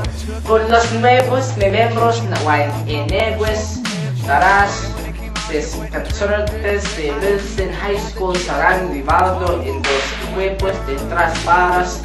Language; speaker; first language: Spanish; non-native, learner; English